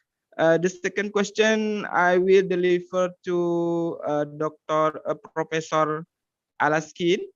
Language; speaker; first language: English; non-native, learner; Indonesian